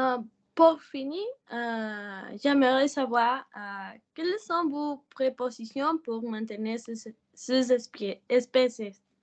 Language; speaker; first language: French; non-native, learner; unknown